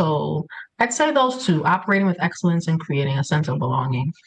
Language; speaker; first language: English; early bilingual, other home language; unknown